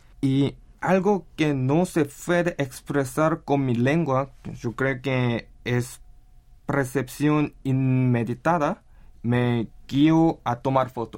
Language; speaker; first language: Spanish; non-native, learner; Korean